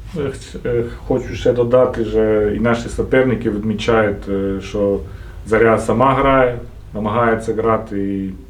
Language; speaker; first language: Ukrainian; non-native, fluent; Croatian